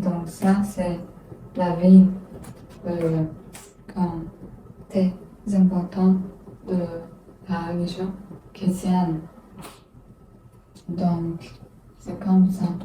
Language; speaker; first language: French; non-native, learner; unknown